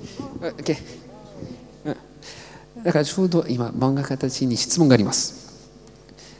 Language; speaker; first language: Japanese; non-native, learner; French